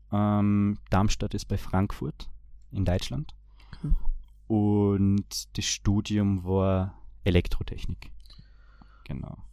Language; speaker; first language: German; early bilingual, other home language; Bosnian